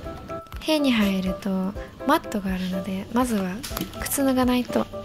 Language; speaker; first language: Japanese; non-native, fluent; English